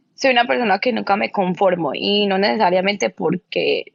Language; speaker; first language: Spanish; native; Spanish